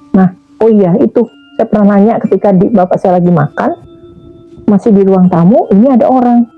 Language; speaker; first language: Indonesian; native; Indonesian